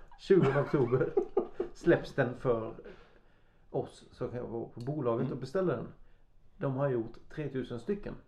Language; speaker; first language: Swedish; native; Swedish